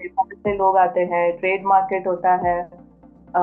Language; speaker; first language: Hindi; native; Hindi